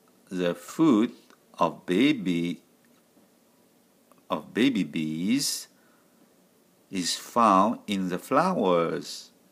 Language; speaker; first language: English; non-native, learner; French